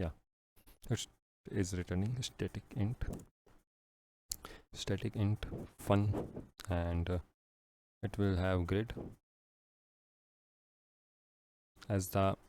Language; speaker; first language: English; non-native, local second language; Hindi